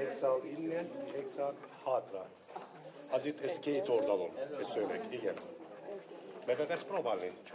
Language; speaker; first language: Hungarian; non-native, learner; Turkish